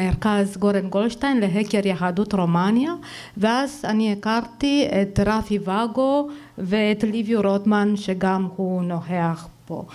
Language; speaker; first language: Hebrew; non-native, fluent; Romanian